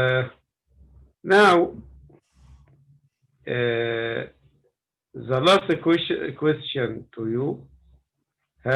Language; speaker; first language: English; non-native, learner; Arabic